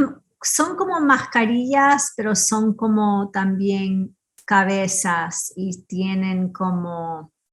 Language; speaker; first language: Spanish; early bilingual, heritage; Spanish